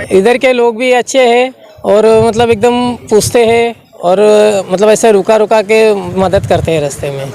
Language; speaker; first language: Hindi; non-native, local second language; Marathi